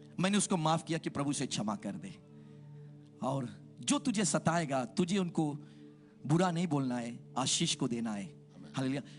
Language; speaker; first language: Hindi; native; Hindi